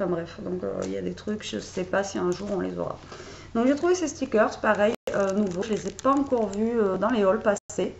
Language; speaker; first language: French; native; French